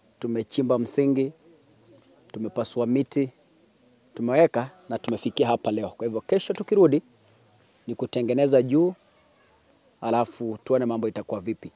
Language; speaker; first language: Swahili; non-native, local second language; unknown